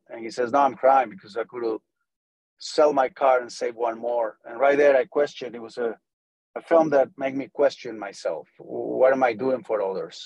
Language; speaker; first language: English; non-native, fluent; Spanish